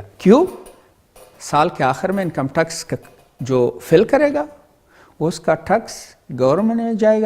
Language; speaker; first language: Hindi; non-native, fluent; Pashto